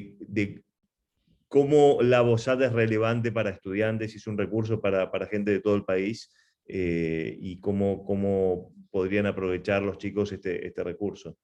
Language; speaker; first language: Spanish; native; Spanish